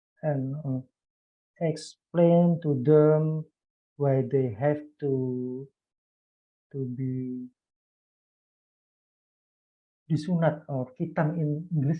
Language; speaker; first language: English; non-native, learner; Indonesian